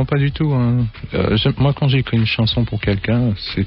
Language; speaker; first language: French; native; French